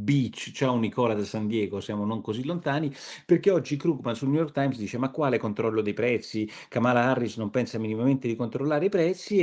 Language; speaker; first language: Italian; native; Italian